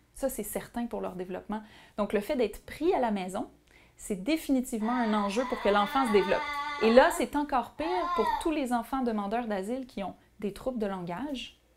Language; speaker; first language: French; native; French